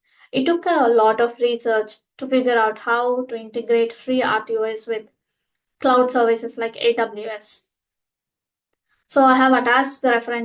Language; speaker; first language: English; non-native, local second language; Telugu